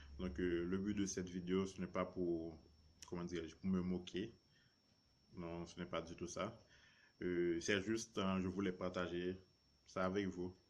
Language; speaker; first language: French; non-native, local second language; Haitian Creole